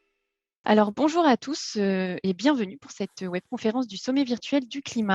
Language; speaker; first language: French; native; French